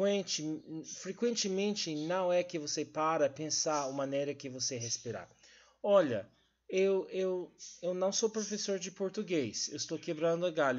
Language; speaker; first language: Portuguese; non-native, learner; English